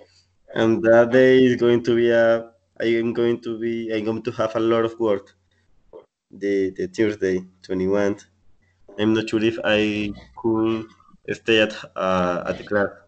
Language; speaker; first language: English; non-native, learner; Spanish